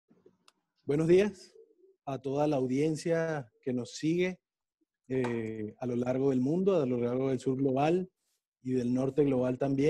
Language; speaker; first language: Spanish; native; Spanish